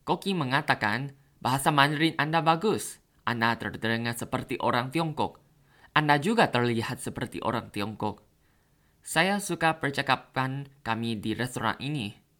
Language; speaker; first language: Indonesian; non-native, learner; Thai